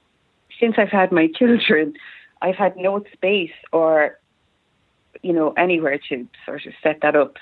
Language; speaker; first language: English; native; English